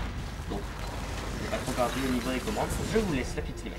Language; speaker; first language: French; native; French